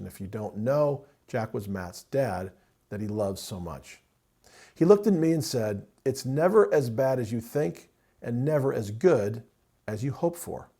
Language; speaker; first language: English; native; English